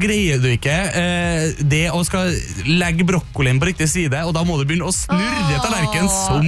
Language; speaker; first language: Norwegian; native; Norwegian